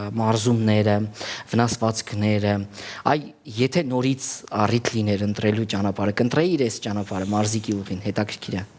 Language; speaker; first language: Armenian; native; Armenian